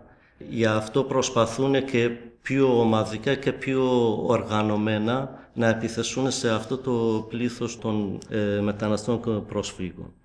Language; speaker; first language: Greek; non-native, fluent; Kurdish